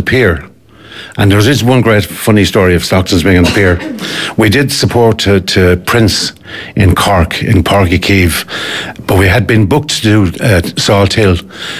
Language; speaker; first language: English; native; English